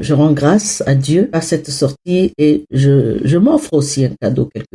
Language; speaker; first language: French; non-native, local second language; Hausa